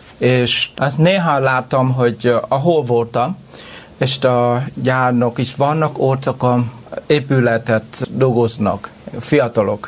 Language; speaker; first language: Hungarian; non-native, learner; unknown